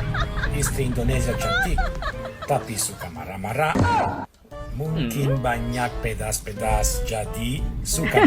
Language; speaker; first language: Indonesian; non-native, learner; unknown